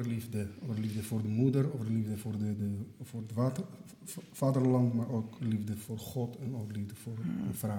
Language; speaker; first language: Dutch; non-native, fluent; Arabic